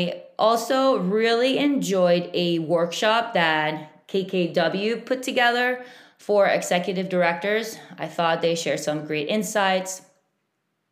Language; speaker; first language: English; non-native, fluent; Spanish